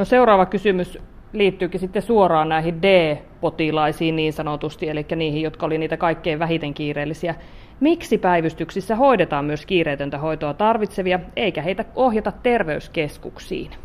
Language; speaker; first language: Finnish; native; Finnish